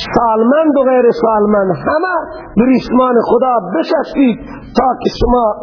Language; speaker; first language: Persian; native; Persian